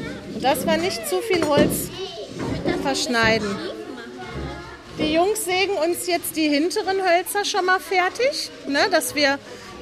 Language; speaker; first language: German; native; German